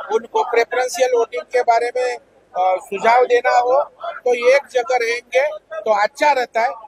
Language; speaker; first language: Hindi; non-native, local second language; Marathi